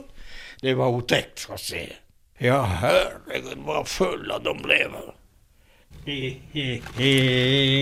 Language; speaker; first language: Swedish; non-native, fluent; Italian